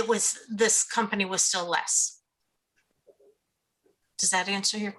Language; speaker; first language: English; native; English